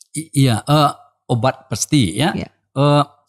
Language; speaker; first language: Indonesian; non-native, local second language; Minangkabau